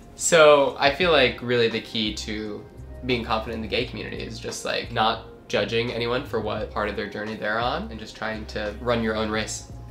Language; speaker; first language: English; native; English